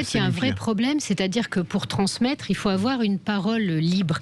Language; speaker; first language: French; native; French